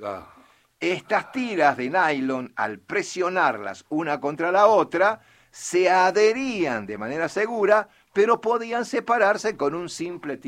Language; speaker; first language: Spanish; native; Spanish